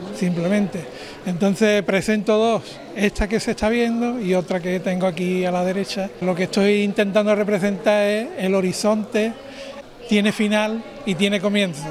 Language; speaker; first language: Spanish; native; Spanish